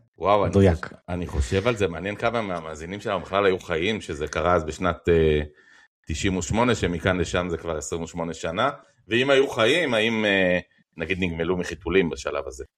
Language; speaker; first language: Hebrew; native; Hebrew